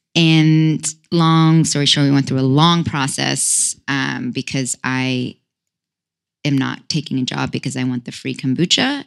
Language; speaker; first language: English; native; English